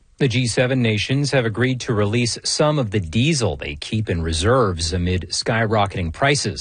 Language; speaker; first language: English; native; English